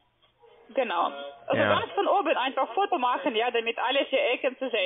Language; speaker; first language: German; non-native, fluent; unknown